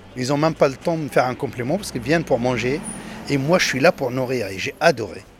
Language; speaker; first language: French; non-native, local second language; Arabic